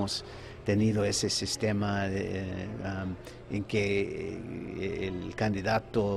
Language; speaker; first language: Spanish; non-native, fluent; English